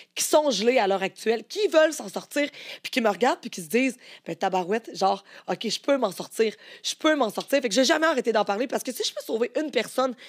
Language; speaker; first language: French; native; French